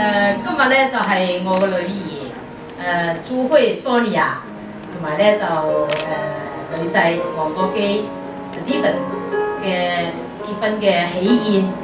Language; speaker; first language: Cantonese; native; Cantonese